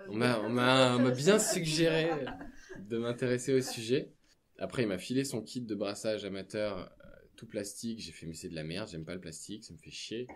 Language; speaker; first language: French; native; French